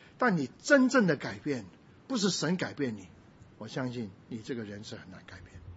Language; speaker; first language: Chinese; non-native, local second language; Min Nan Chinese